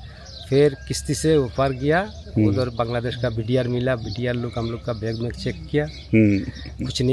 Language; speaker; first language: Hindi; non-native, fluent; Pashto